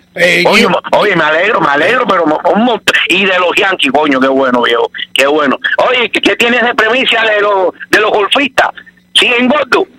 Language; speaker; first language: Spanish; native; Spanish